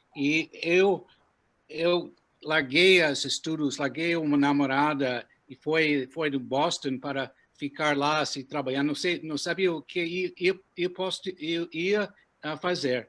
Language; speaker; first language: Portuguese; non-native, fluent; English